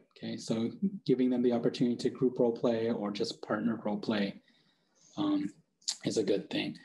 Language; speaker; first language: English; native; English